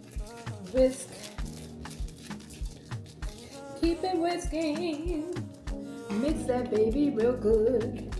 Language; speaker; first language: English; native; English